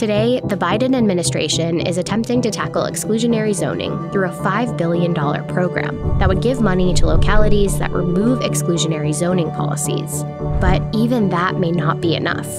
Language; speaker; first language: English; native; English